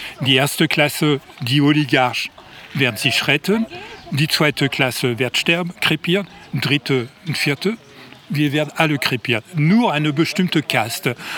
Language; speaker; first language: German; non-native, fluent; French